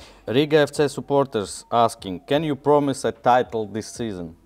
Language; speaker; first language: English; non-native, learner; Latvian